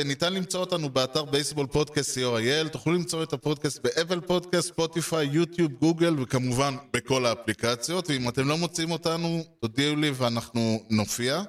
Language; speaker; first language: Hebrew; native; Hebrew